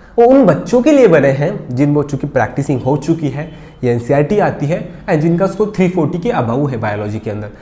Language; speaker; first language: Hindi; non-native, local second language; Marathi